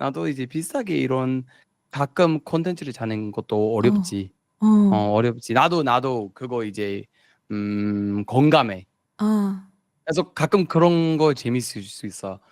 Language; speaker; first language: Korean; non-native, fluent; English